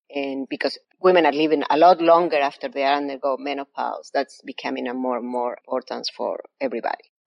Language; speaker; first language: English; non-native, fluent; Spanish